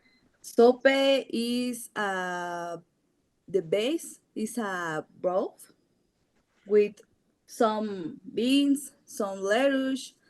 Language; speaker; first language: English; non-native, learner; Spanish